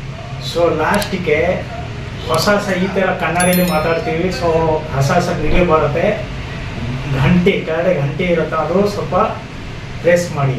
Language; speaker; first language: Kannada; non-native, local second language; Odia